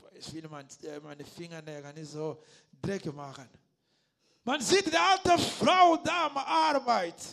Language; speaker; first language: German; non-native, learner; Lingala